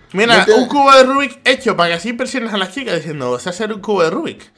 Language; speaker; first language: Spanish; native; Spanish